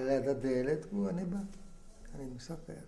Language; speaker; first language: Hebrew; non-native, fluent; Italian